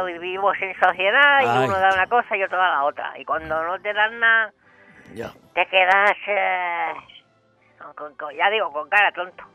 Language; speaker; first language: Spanish; native; Spanish